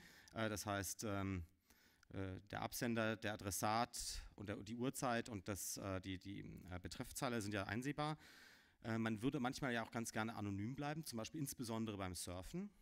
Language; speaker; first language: German; native; German